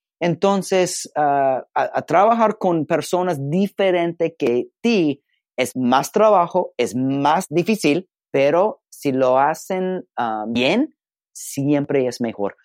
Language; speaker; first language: Spanish; non-native, learner; English